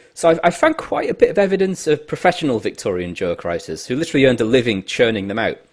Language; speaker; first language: English; native; English